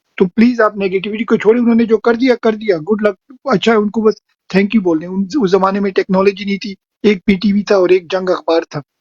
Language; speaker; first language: Urdu; native; Urdu